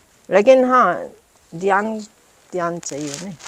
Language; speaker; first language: Hindi; non-native, learner; Italian